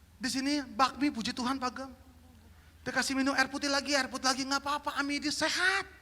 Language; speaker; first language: Indonesian; native; Indonesian